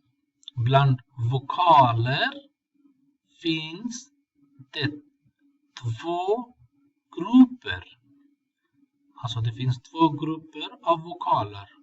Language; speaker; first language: Swedish; non-native, fluent; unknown